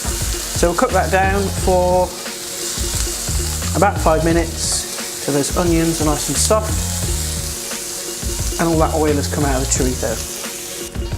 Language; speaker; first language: English; native; English